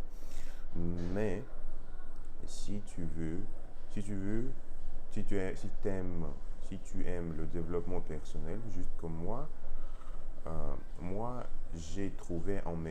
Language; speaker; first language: French; non-native, learner; Russian